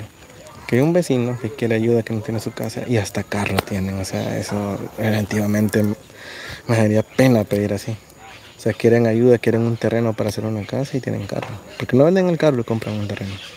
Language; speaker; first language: Spanish; native; Spanish